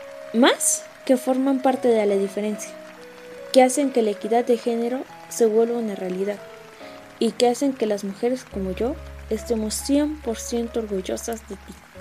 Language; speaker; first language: Spanish; native; Spanish